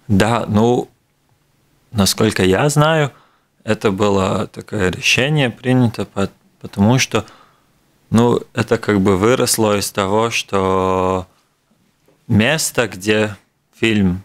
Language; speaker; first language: Russian; non-native, local second language; Latvian